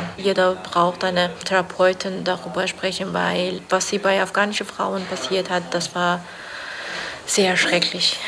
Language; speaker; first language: German; non-native, learner; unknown